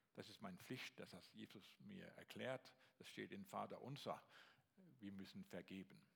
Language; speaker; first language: German; non-native, learner; Danish